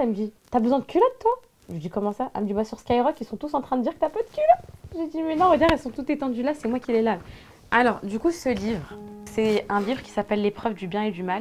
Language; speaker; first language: French; native; French